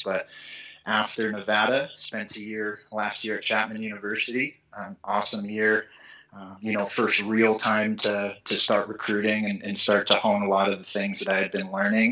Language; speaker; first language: English; native; English